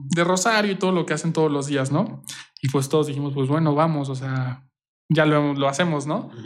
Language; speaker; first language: Spanish; native; Spanish